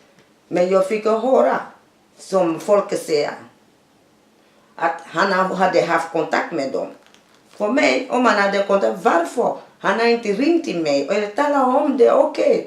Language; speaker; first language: Swedish; non-native, learner; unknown